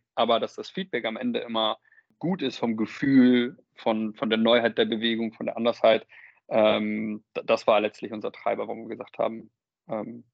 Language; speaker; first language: German; native; German